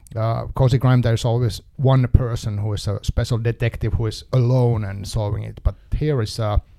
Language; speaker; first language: English; non-native, fluent; Finnish